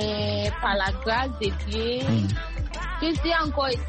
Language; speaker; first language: French; non-native, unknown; Akan